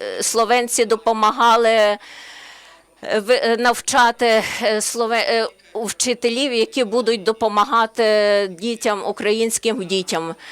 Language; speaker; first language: Ukrainian; non-native, learner; Slovenian